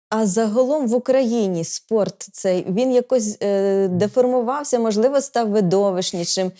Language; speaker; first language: Ukrainian; native; Ukrainian